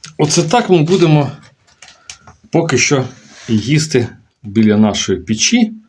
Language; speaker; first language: Ukrainian; non-native, local second language; Russian